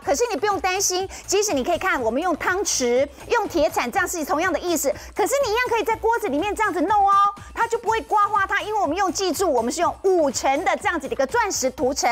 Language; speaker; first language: Chinese; native; Chinese